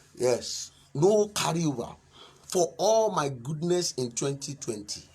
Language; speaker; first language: English; non-native, local second language; Yoruba